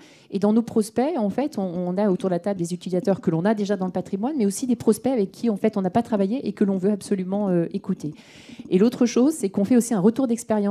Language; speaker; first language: French; native; French